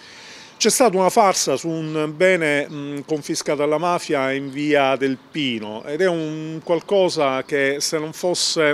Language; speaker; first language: Italian; native; Italian